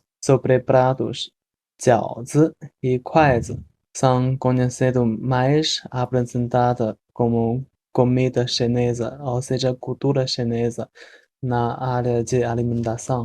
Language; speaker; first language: Portuguese; non-native, fluent; Chinese